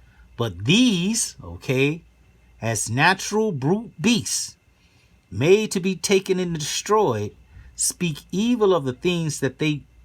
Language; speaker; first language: English; native; English